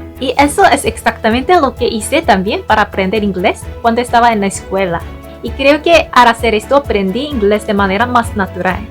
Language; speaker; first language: Spanish; non-native, fluent; Korean